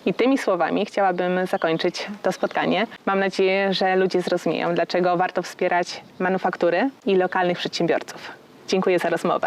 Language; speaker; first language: Polish; native; Polish